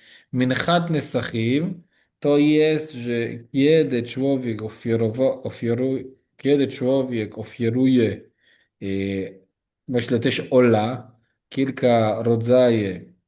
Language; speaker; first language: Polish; non-native, learner; Hebrew